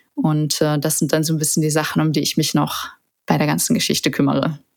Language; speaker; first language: German; native; German